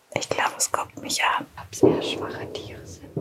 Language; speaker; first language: German; native; German